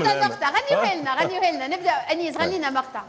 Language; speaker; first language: Arabic; native; Arabic